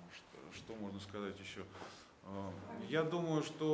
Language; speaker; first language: Russian; native; Russian